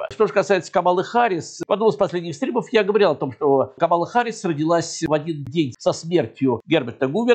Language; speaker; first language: Russian; native; Russian